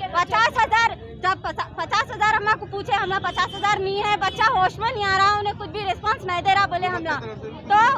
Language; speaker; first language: Hindi; non-native, local second language; Urdu